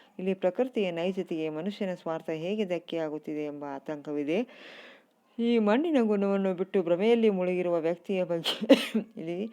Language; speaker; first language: Kannada; native; Kannada